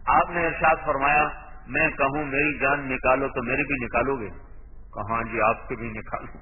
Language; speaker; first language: Urdu; non-native, local second language; Punjabi